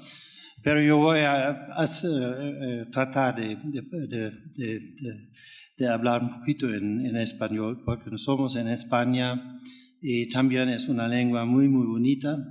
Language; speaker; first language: Spanish; non-native, fluent; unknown